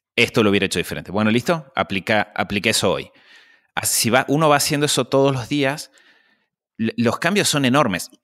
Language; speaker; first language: Spanish; native; Spanish